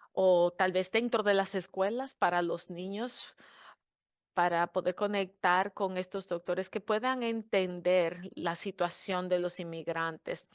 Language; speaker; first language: Spanish; non-native, fluent; English